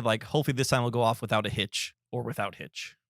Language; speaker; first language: English; native; English